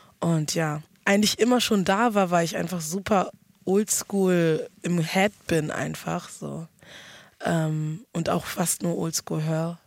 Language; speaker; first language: German; early bilingual, other home language; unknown